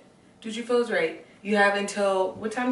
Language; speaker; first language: English; native; English